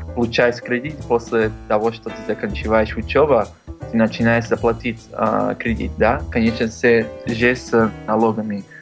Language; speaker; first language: Russian; non-native, learner; Spanish